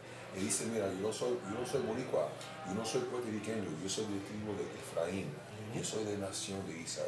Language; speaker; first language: Spanish; non-native, fluent; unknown